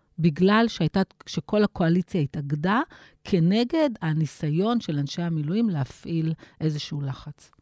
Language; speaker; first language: Hebrew; native; Hebrew